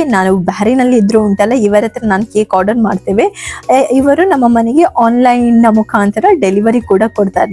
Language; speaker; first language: Kannada; non-native, local second language; Tulu